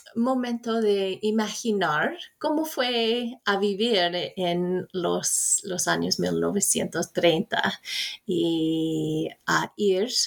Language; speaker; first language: Spanish; non-native, fluent; English